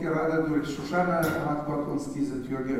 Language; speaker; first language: German; non-native, fluent; Russian